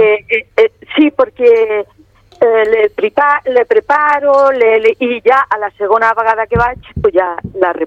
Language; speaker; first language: Catalan; non-native, local second language; Spanish